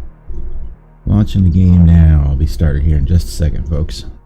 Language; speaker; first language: English; native; English